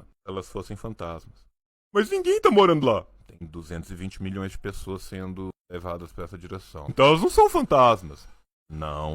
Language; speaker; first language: Portuguese; native; Portuguese